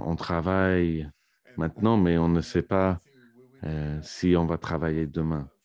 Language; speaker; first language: French; non-native, fluent; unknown